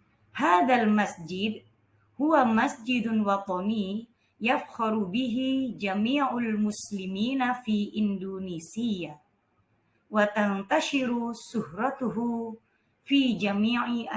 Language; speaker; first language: Arabic; non-native, fluent; Indonesian